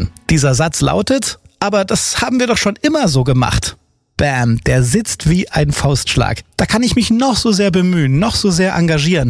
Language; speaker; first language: German; native; German